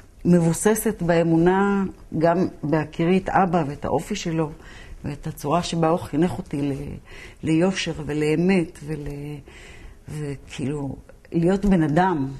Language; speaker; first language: Hebrew; early bilingual, other home language; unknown